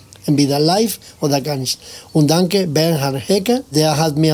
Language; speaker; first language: German; non-native, fluent; Spanish